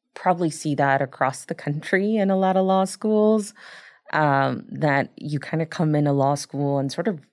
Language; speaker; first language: English; early bilingual, other home language; Spanish